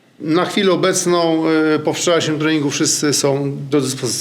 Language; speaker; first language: Polish; native; Polish